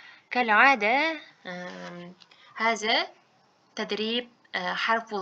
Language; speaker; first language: Arabic; non-native, fluent; Uzbek